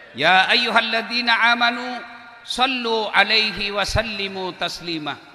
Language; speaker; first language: Indonesian; non-native, local second language; Buginese